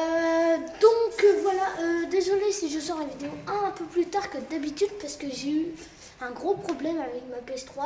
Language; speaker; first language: French; native; French